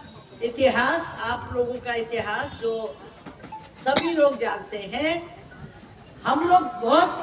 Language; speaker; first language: Hindi; non-native, local second language; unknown